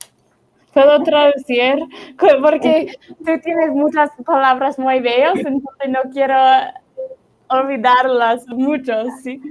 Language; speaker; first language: Spanish; non-native, learner; English